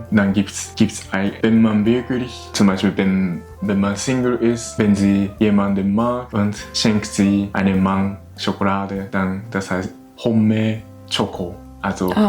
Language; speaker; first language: German; non-native, learner; Japanese